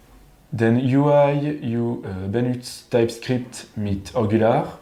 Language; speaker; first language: German; non-native, learner; French